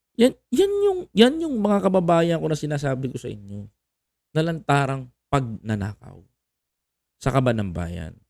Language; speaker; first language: Filipino; native; Filipino